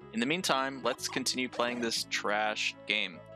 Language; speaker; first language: English; native; English